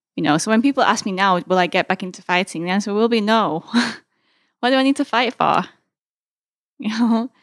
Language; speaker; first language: English; native; English